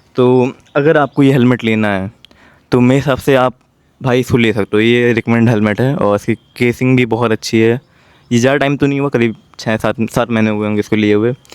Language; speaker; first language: Hindi; native; Hindi